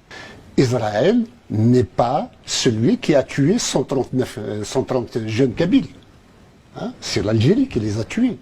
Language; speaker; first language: French; non-native, local second language; Kabyle